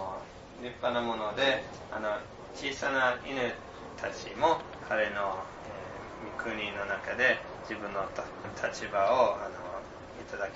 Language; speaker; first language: Japanese; non-native, fluent; English